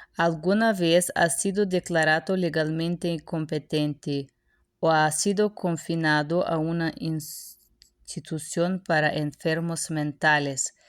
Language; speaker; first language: Spanish; non-native, fluent; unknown